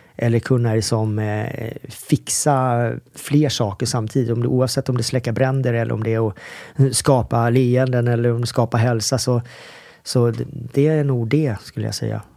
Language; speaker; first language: Swedish; early bilingual, other home language; Korean